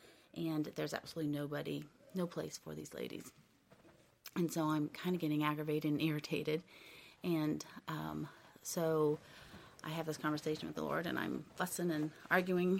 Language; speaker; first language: English; native; English